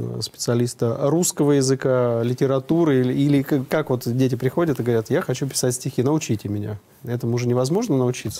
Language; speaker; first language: Russian; native; Russian